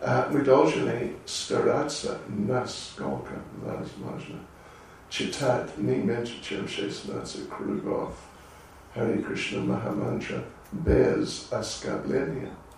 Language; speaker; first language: Russian; non-native, learner; English